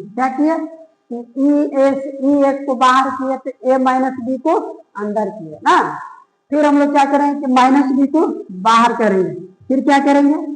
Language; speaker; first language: Hindi; native; Hindi